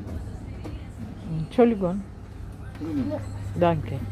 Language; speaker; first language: German; non-native, learner; Lingala